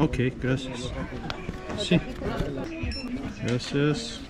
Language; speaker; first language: Spanish; non-native, learner; Turkish